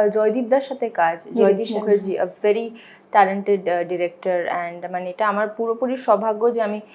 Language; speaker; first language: Bangla; non-native, local second language; Hindi